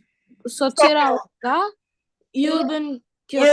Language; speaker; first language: Japanese; non-native, learner; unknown